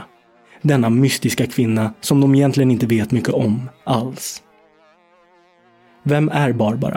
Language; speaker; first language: Swedish; native; Swedish